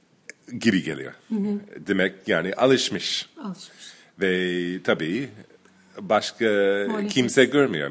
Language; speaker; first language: Turkish; non-native, fluent; English